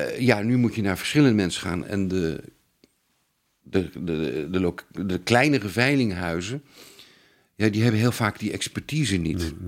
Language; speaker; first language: Dutch; native; Dutch